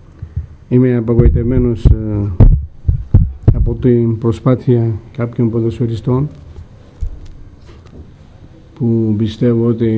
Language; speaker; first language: Greek; non-native, fluent; Georgian